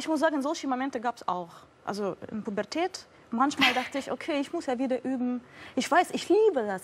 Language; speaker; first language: German; non-native, fluent; Russian